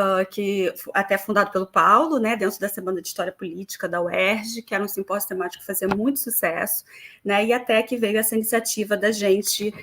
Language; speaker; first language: Portuguese; native; Portuguese